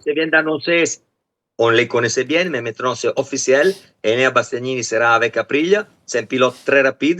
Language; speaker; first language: French; non-native, fluent; Italian